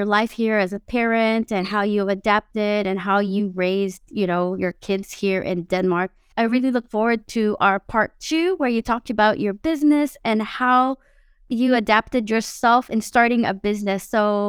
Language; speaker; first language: English; early bilingual, other home language; Filipino